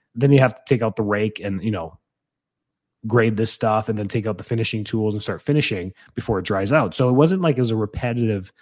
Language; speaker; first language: English; native; English